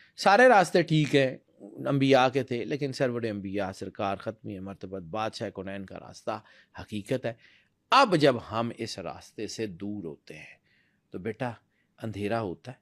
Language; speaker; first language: Urdu; non-native, local second language; Punjabi